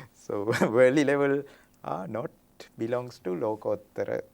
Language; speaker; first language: English; non-native, local second language; Sinhala